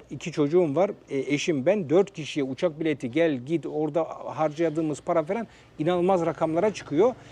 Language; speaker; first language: Turkish; early bilingual, heritage; Turkish